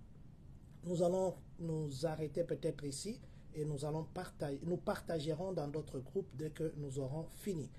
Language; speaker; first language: French; non-native, local second language; Lingala